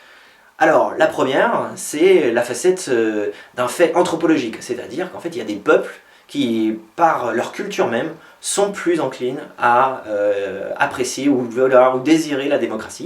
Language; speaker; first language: French; native; French